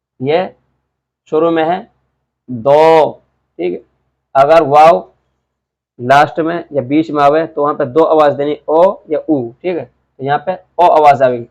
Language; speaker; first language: Hindi; native; Hindi